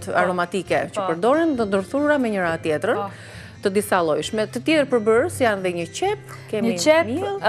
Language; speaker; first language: Albanian; native; Albanian